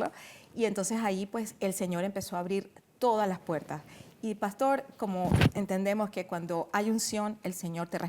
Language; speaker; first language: Spanish; native; Spanish